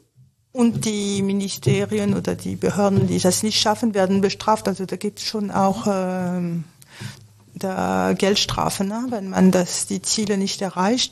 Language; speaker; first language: German; non-native, fluent; French